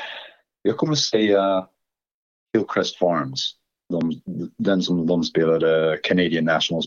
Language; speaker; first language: Swedish; non-native, fluent; English